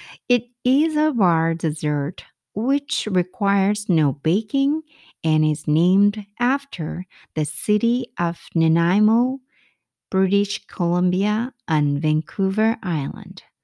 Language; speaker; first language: English; non-native, fluent; Korean